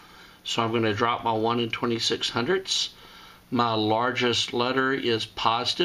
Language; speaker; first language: English; native; English